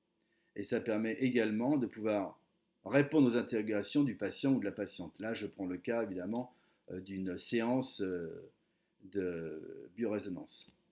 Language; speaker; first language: French; native; French